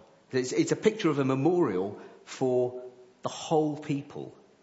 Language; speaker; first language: English; native; English